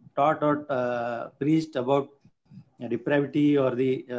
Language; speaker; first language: English; non-native, local second language; Marathi